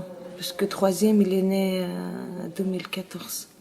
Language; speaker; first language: French; non-native, learner; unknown